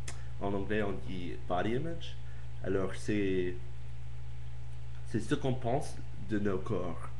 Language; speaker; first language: French; non-native, learner; English